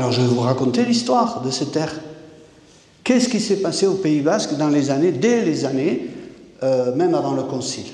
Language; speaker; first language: French; native; French